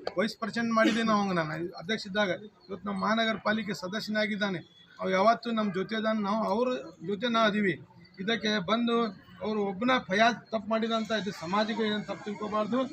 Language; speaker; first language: Kannada; non-native, local second language; Urdu